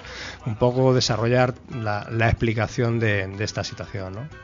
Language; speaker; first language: Spanish; native; Spanish